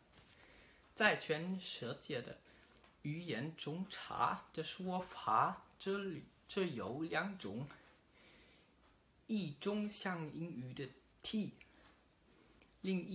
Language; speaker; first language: Chinese; non-native, learner; German